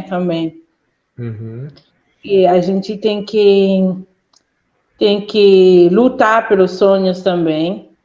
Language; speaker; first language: Portuguese; non-native, fluent; Haitian Creole